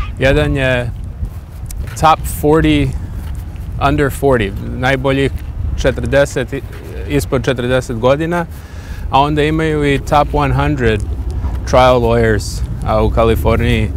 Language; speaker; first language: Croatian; early bilingual, heritage; English